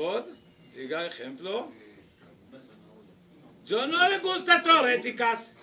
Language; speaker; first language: Spanish; non-native, learner; Hebrew